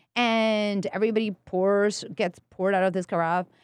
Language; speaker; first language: English; early bilingual, other home language; Spanish